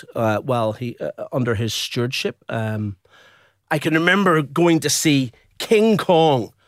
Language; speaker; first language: English; native; English